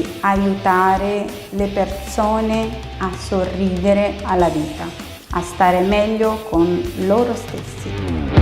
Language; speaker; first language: Italian; non-native, fluent; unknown